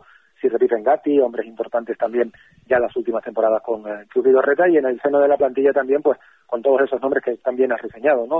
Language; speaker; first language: Spanish; native; Spanish